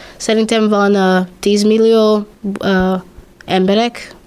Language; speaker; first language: Hungarian; non-native, learner; English